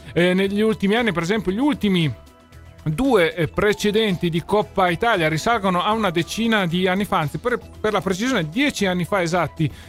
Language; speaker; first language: Italian; native; Italian